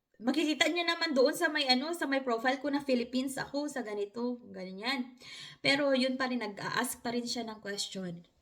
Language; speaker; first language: Filipino; non-native, local second language; Hiligaynon